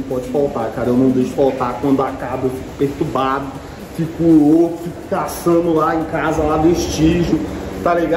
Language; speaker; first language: Portuguese; native; Portuguese